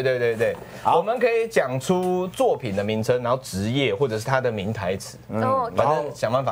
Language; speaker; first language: Chinese; native; Chinese